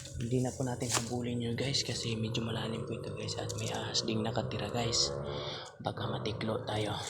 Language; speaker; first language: Filipino; non-native, local second language; Cebuano